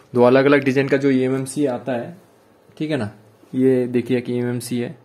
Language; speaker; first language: Hindi; non-native, local second language; Assamese